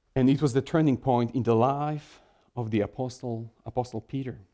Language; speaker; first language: English; non-native, fluent; Polish